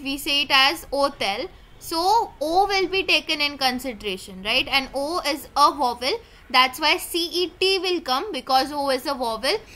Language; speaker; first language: English; non-native, local second language; Hindi